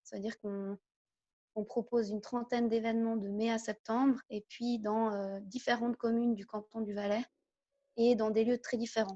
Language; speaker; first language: French; native; French